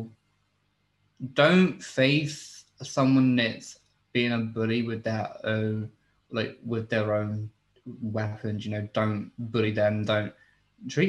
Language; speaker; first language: English; native; English